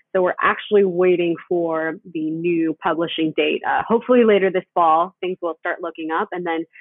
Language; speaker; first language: English; early bilingual, other home language; Spanish